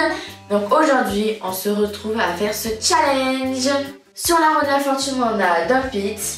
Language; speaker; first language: French; early bilingual, other home language; Russian